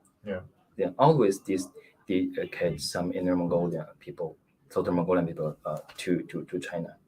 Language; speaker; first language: English; non-native, learner; Mongolian